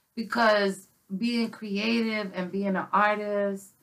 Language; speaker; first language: English; native; English